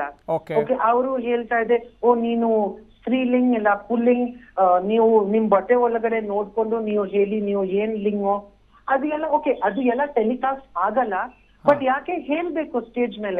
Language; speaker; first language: Kannada; non-native, learner; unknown